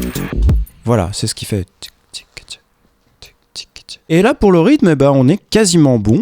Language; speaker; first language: French; native; French